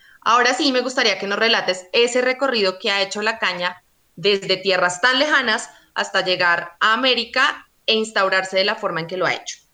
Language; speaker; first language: Spanish; native; Spanish